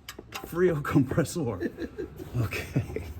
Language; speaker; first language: Spanish; non-native, learner; English